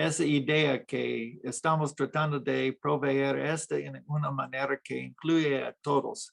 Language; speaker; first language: Spanish; non-native, fluent; English